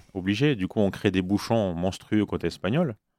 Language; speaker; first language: French; native; French